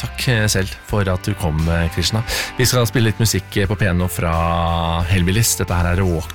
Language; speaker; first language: Norwegian; native; Norwegian